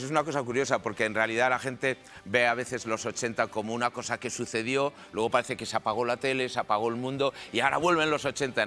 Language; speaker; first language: Spanish; native; Spanish